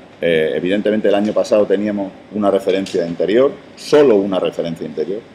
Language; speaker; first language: Spanish; native; Spanish